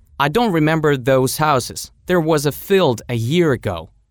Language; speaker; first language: English; non-native, fluent; Russian